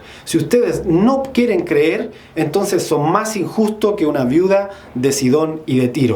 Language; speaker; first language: Spanish; native; Spanish